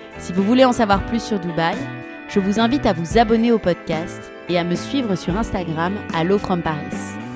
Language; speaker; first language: French; native; French